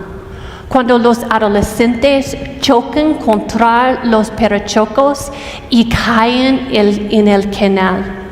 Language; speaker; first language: Spanish; non-native, fluent; English